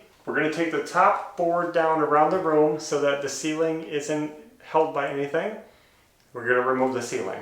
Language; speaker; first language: English; native; English